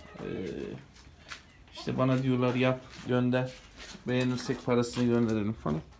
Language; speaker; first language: Turkish; native; Turkish